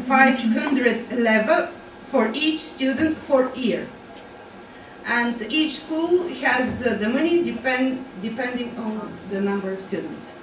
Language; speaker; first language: English; non-native, fluent; Bulgarian